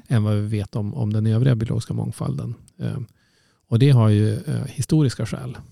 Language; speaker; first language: Swedish; native; Swedish